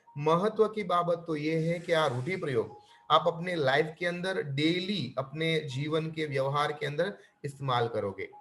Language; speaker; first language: Hindi; non-native, local second language; Gujarati